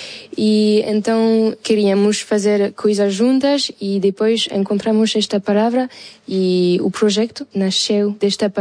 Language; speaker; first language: Portuguese; non-native, fluent; French